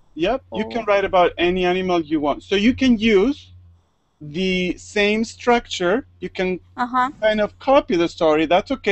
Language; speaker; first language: English; non-native, fluent; Spanish